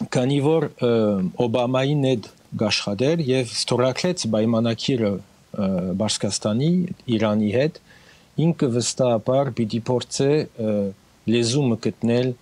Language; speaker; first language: Armenian; early bilingual, heritage; Armenian